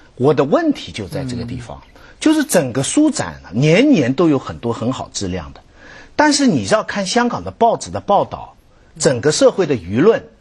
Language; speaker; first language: Chinese; non-native, local second language; Cantonese